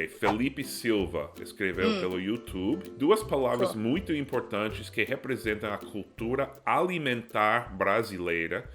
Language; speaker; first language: Portuguese; non-native, fluent; English